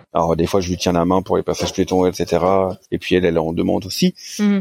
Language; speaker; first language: French; native; French